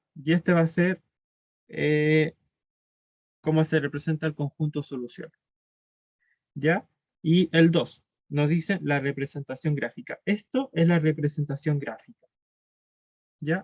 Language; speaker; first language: Spanish; native; Spanish